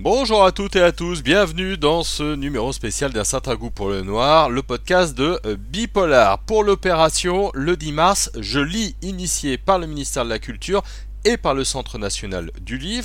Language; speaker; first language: French; native; French